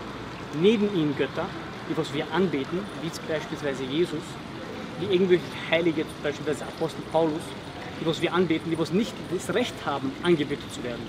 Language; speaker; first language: German; early bilingual, other home language; Bosnian